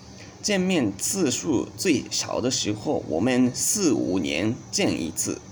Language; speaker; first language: Chinese; non-native, learner; Japanese